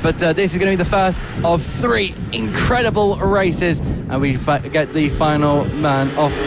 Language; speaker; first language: English; native; English